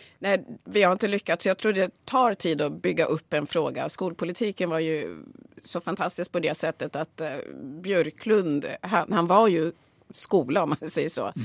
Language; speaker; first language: Swedish; early bilingual, other home language; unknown